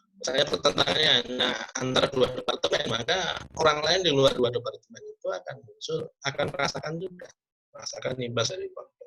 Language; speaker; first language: Indonesian; non-native, local second language; Javanese